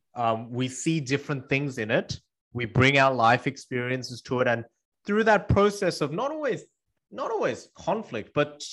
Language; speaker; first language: English; early bilingual, other home language; Korean